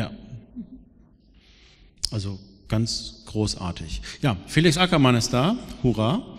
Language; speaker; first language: German; native; German